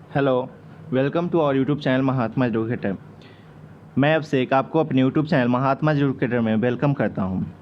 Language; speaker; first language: Hindi; native; Hindi